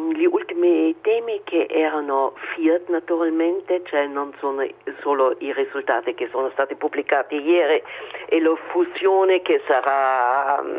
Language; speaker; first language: Italian; non-native, fluent; German